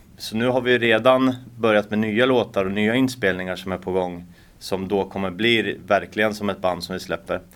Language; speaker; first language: Swedish; native; Swedish